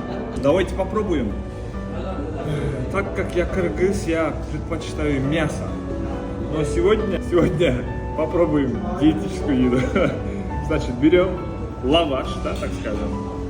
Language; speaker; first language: Russian; non-native, local second language; Kyrgyz